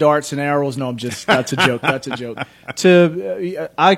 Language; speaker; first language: English; native; English